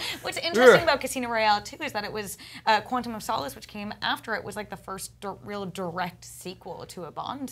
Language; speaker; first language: English; native; English